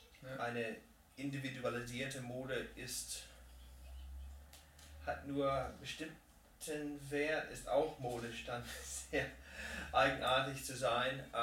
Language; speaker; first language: German; non-native, fluent; English